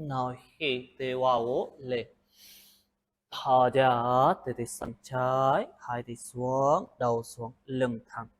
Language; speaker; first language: Vietnamese; non-native, learner; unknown